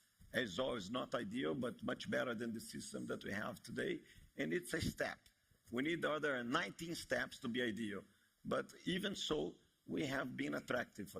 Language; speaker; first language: English; non-native, fluent; Portuguese